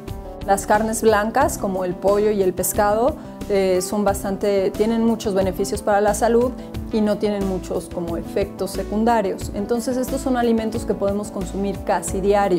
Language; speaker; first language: Spanish; native; Spanish